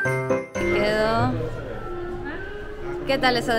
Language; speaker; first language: Spanish; native; Spanish